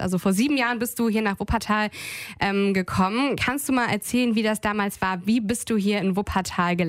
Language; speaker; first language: German; native; German